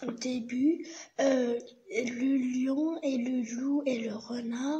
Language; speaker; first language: French; non-native, learner; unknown